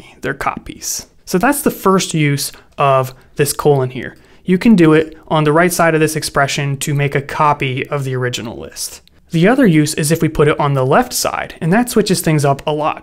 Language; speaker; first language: English; native; English